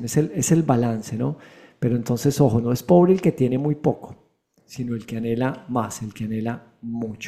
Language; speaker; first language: Spanish; native; Spanish